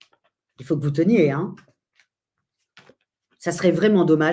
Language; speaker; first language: French; native; French